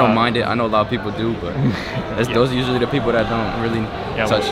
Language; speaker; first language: English; native; English